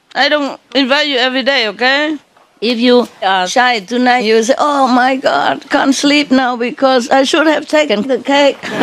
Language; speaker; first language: English; non-native, fluent; Vietnamese